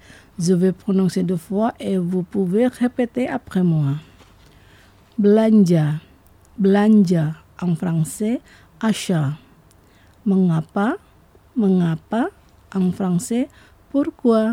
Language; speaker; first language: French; non-native, fluent; Indonesian